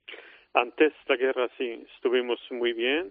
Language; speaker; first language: Spanish; non-native, fluent; Arabic